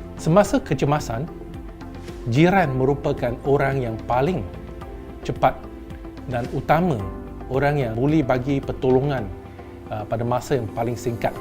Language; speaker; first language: Malay; non-native, local second language; Chinese